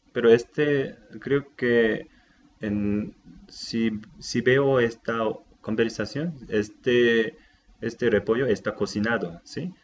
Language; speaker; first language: Spanish; non-native, fluent; Japanese